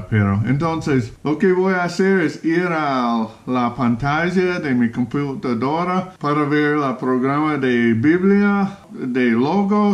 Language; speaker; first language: Spanish; non-native, learner; English